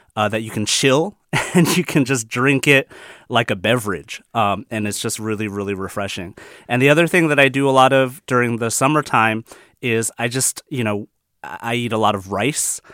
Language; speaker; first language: English; early bilingual, other home language; Chinese